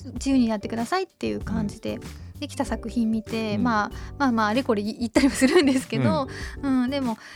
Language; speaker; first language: Japanese; native; Japanese